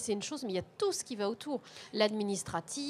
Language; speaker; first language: French; native; French